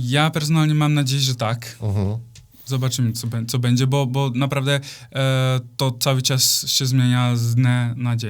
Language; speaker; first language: Polish; non-native, fluent; Czech